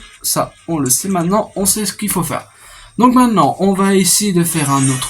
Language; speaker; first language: French; native; French